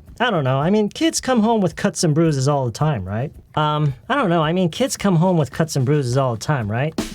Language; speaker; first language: English; non-native, fluent; Korean